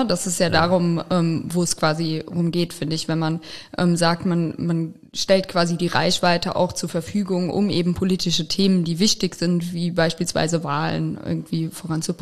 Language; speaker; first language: German; native; German